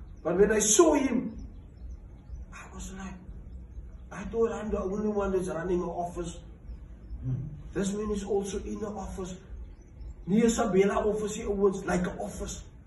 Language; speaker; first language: English; non-native, local second language; Afrikaans